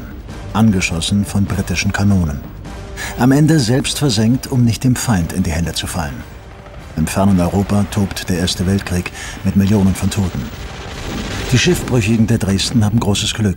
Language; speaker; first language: German; native; German